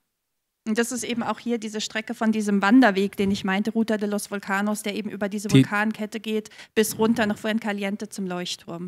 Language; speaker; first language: German; native; German